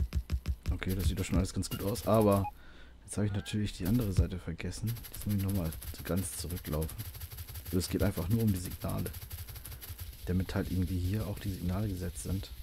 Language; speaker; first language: German; native; German